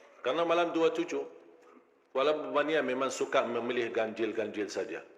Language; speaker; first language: Malay; non-native, fluent; Arabic